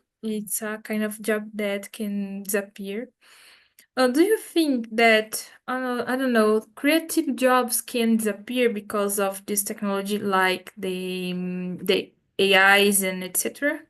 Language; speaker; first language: English; non-native, fluent; Portuguese